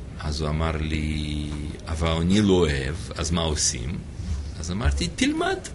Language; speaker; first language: Hebrew; non-native, fluent; English